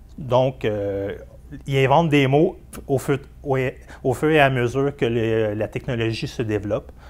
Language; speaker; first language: French; native; French